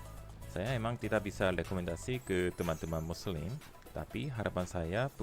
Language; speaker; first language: Indonesian; non-native, fluent; Korean